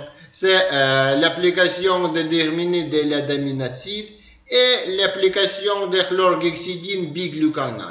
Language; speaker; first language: French; non-native, learner; Ukrainian